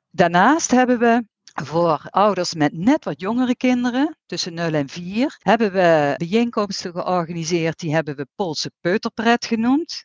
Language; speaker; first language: Dutch; native; Dutch